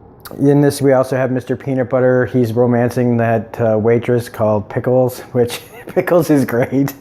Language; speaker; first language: English; native; English